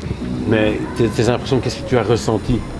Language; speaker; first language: French; native; French